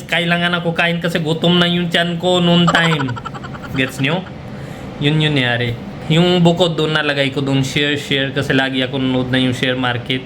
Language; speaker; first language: Filipino; non-native, learner; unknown